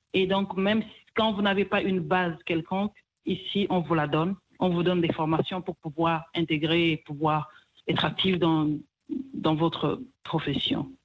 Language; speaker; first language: French; non-native, local second language; Kinyarwanda